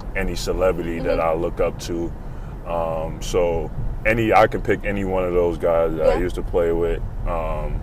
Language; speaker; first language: English; native; English